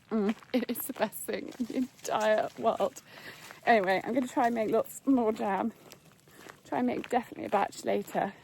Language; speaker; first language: English; native; English